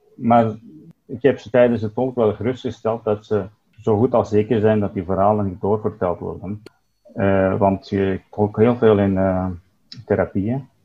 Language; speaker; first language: Dutch; non-native, fluent; Turkish